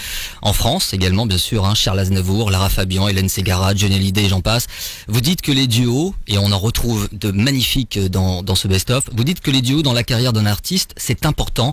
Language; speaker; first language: French; native; French